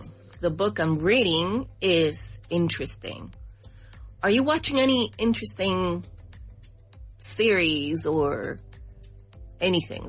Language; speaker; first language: English; non-native, fluent; Spanish